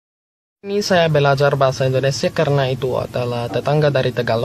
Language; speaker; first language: Indonesian; non-native, learner; Filipino